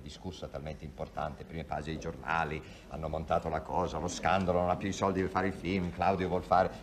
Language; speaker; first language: Italian; native; Italian